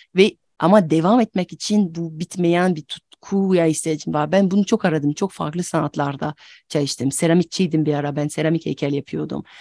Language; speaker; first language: Turkish; non-native, fluent; French